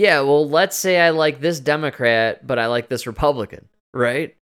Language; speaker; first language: English; native; English